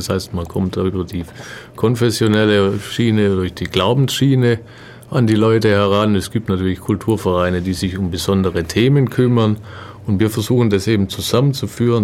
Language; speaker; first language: German; native; German